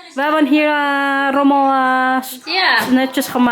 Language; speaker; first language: Dutch; non-native, learner; Waray